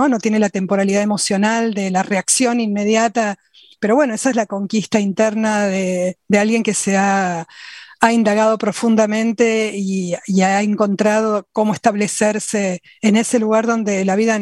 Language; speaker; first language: Spanish; native; Spanish